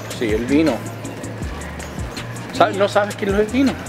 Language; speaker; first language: Spanish; early bilingual, heritage; Spanish